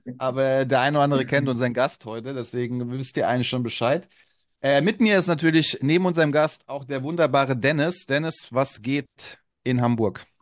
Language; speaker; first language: German; native; German